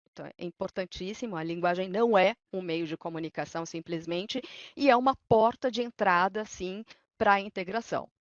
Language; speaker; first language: Portuguese; native; Portuguese